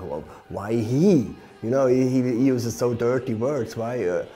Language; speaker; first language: English; non-native, fluent; Swiss German